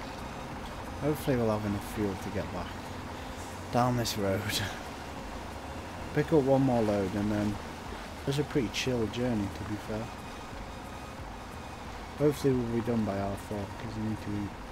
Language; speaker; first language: English; native; English